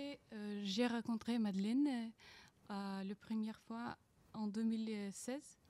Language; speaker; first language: French; non-native, learner; Ukrainian